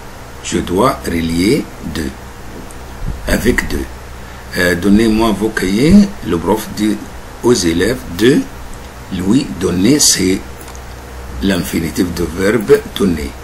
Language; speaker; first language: French; non-native, fluent; Arabic